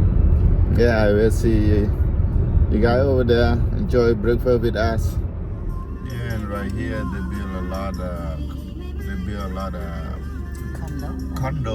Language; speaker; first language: English; non-native, learner; Khmer